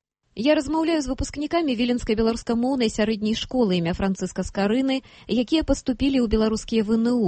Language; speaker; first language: Belarusian; native; Belarusian